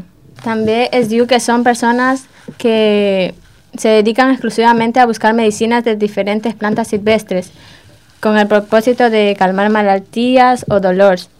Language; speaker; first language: Catalan; non-native, learner; Spanish